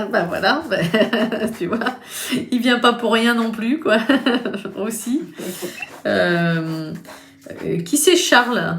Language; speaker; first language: French; native; French